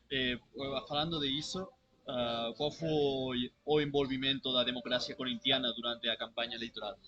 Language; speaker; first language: Portuguese; non-native, learner; Catalan